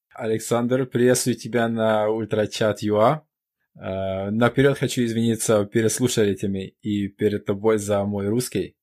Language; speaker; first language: Russian; non-native, local second language; Ukrainian